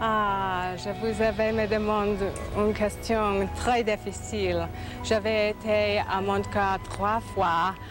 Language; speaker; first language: French; non-native, learner; English